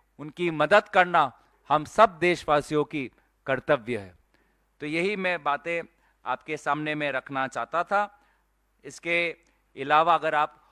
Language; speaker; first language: Hindi; non-native, local second language; Assamese